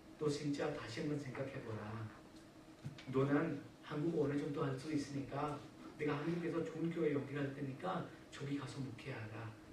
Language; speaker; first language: Korean; non-native, fluent; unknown